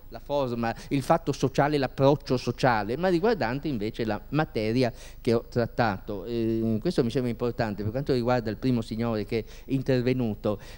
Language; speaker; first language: Italian; native; Italian